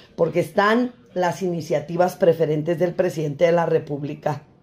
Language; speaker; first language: Spanish; native; Spanish